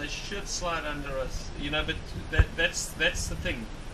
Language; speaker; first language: English; native; English